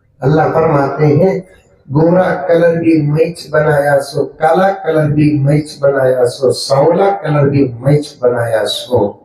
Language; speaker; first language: Urdu; native; Urdu